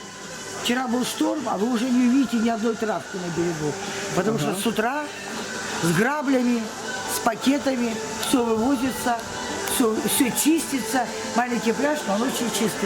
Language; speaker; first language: Russian; native; Russian